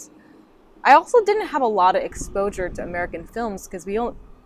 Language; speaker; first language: English; non-native, fluent; Japanese